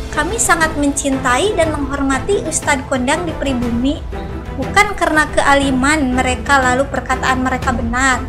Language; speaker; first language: Indonesian; native; Indonesian